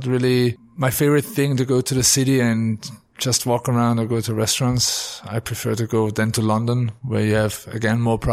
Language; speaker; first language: English; non-native, fluent; German